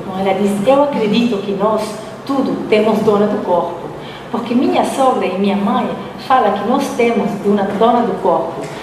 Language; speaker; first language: Portuguese; non-native, fluent; Spanish